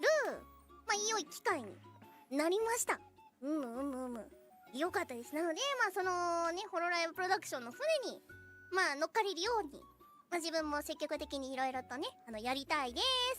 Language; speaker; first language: Japanese; native; Japanese